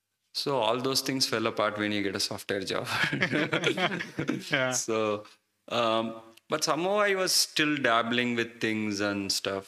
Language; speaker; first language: English; non-native, local second language; Malayalam